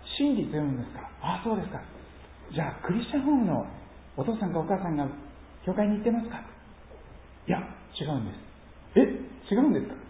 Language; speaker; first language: Japanese; native; Japanese